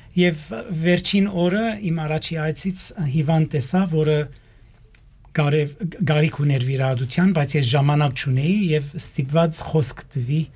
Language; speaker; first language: Armenian; early bilingual, heritage; Armenian